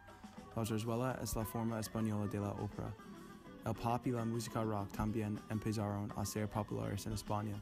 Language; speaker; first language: Spanish; non-native, learner; English